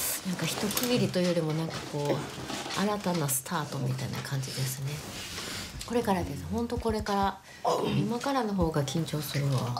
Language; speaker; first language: Japanese; native; Japanese